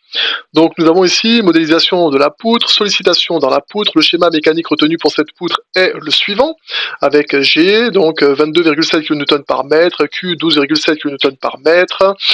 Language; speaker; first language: French; native; French